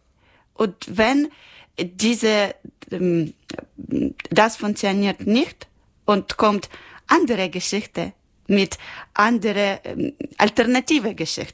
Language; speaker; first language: German; non-native, learner; Ukrainian